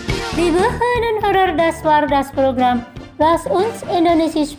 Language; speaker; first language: German; non-native, fluent; Indonesian